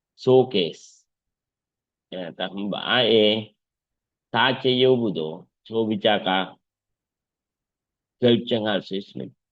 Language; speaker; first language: Korean; non-native, fluent; Sinhala